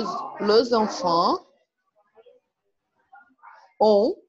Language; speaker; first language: French; non-native, learner; Portuguese